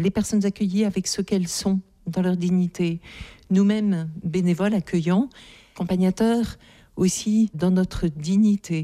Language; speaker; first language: French; native; French